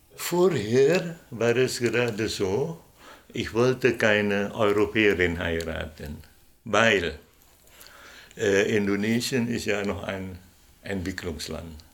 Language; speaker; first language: German; non-native, fluent; Indonesian